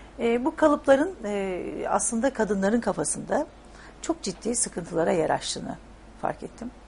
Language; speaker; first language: Turkish; native; Turkish